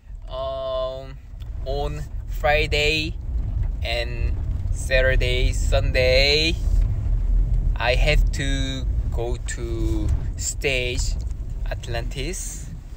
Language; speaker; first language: English; non-native, learner; Korean